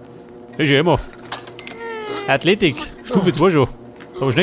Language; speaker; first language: German; native; German